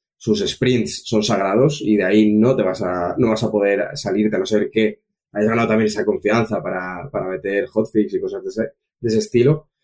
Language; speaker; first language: Spanish; native; Spanish